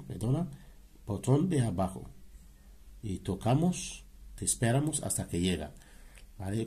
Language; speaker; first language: Spanish; non-native, learner; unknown